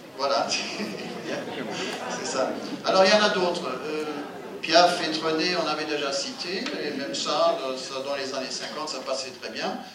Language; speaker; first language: French; non-native, fluent; German